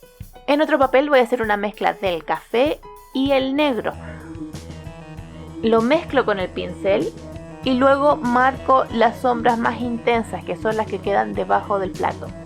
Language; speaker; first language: Spanish; native; Spanish